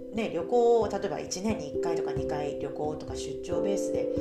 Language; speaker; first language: Japanese; early bilingual, other home language; Chinese